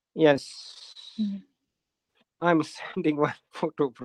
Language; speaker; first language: English; non-native, learner; Japanese